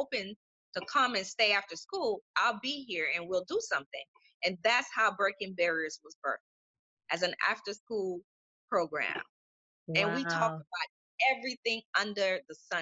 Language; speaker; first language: English; non-native, fluent; Spanish